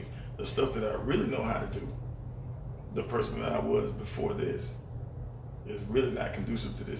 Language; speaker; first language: English; native; English